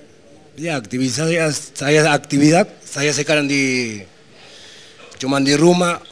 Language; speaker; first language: Indonesian; non-native, learner; Spanish